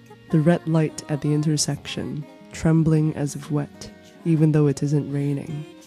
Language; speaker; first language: English; non-native, local second language; Cantonese